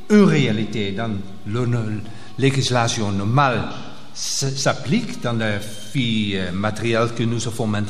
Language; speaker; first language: French; non-native, local second language; Dutch